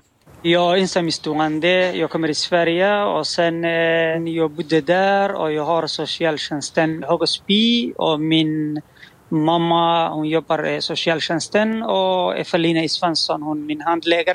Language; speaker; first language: Swedish; non-native, learner; Somali